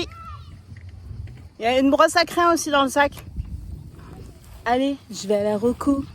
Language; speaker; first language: French; native; French